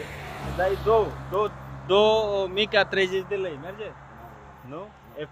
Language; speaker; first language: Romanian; non-native, learner; Bangla